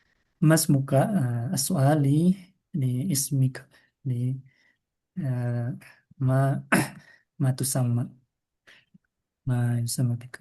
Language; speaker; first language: Arabic; non-native, fluent; Indonesian